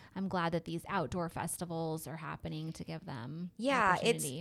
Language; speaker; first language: English; native; English